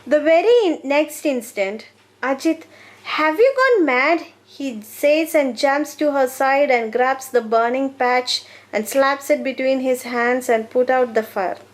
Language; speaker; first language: English; non-native, local second language; Malayalam